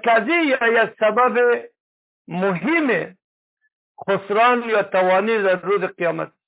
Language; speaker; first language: Persian; native; Persian